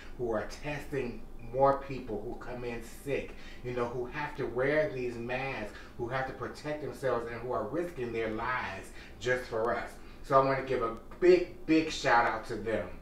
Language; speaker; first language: English; native; English